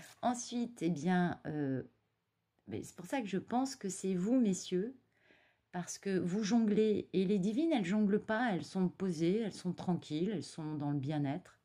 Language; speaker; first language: French; native; French